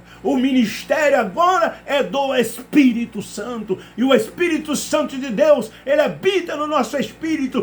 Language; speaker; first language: Portuguese; native; Portuguese